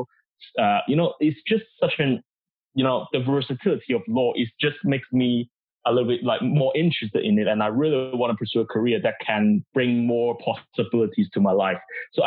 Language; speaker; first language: English; non-native, local second language; Cantonese